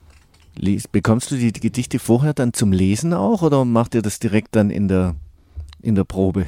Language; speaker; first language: German; native; German